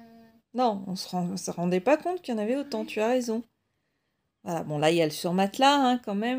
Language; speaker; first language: French; native; French